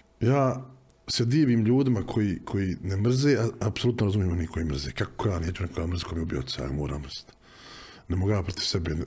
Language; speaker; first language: Bosnian; native; Bosnian